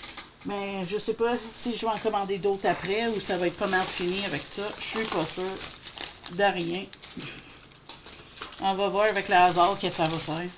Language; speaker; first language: French; native; French